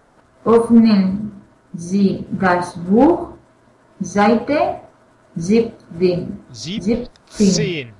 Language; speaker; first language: German; non-native, learner; Spanish